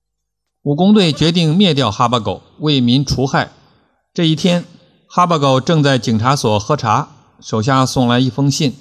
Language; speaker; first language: Chinese; native; Chinese